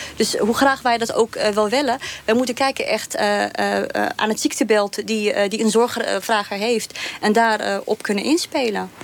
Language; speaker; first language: Dutch; early bilingual, other home language; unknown